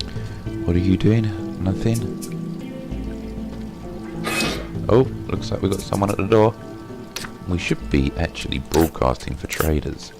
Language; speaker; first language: English; native; English